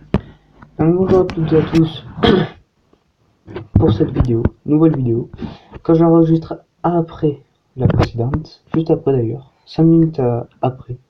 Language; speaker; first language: French; native; French